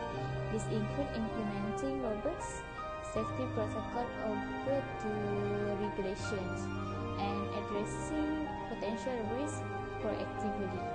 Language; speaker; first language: English; non-native, local second language; Malay